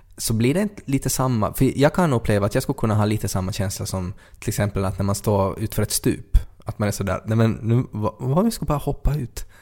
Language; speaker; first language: Swedish; native; Swedish